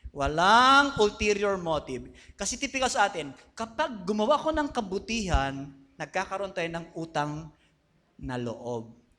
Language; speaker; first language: Filipino; non-native, fluent; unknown